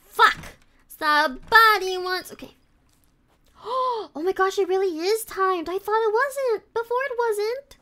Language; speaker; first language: English; non-native, local second language; Filipino